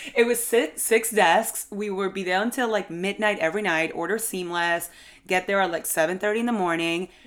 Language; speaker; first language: English; non-native, fluent; Spanish